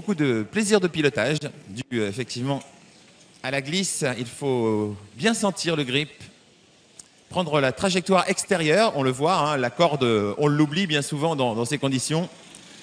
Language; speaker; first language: French; native; French